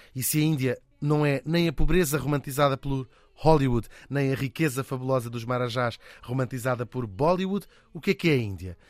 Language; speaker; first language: Portuguese; native; Portuguese